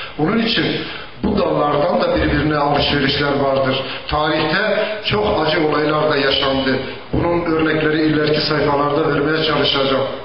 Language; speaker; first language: Turkish; non-native, local second language; Zaza